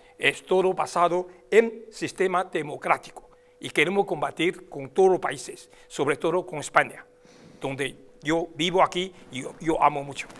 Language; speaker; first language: Spanish; non-native, fluent; Chinese